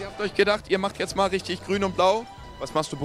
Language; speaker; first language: German; native; German